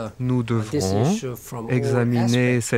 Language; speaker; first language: French; non-native, learner; Korean